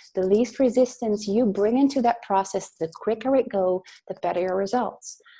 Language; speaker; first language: English; non-native, fluent; Dutch